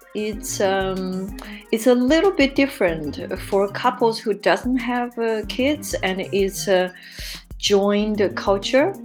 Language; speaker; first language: English; non-native, fluent; Chinese